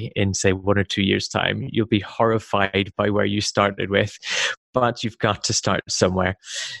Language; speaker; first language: English; native; English